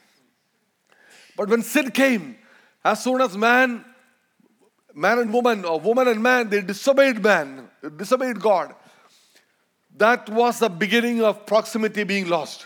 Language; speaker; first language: English; non-native, local second language; Malayalam